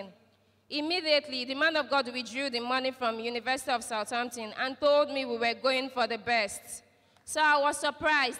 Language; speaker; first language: English; non-native, local second language; Yoruba